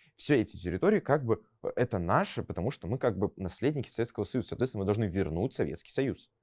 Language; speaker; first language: Russian; native; Russian